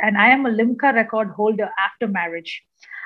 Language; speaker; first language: English; non-native, local second language; Malayalam